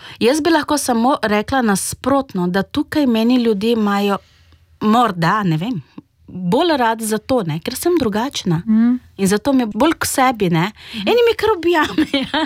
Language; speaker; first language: Slovenian; non-native, fluent; Portuguese